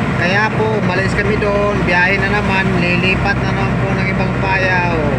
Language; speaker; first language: Filipino; non-native, local second language; Cebuano